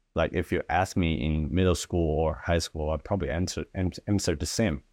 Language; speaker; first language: English; early bilingual, other home language; Chinese